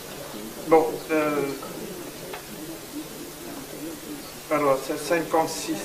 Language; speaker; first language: French; non-native, learner; Chinese